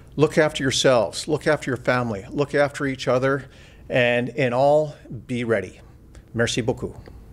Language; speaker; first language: English; native; English